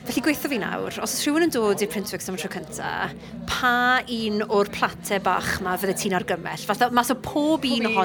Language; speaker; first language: Welsh; native; Welsh